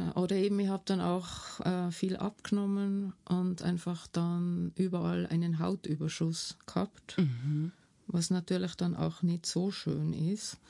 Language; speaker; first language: German; native; German